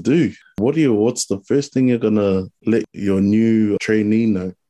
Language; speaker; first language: English; native; English